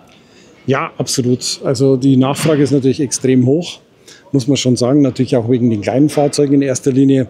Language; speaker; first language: German; native; German